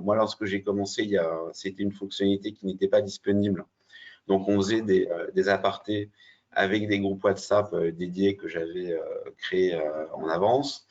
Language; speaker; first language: French; native; French